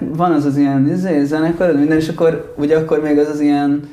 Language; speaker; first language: Hungarian; early bilingual, other home language; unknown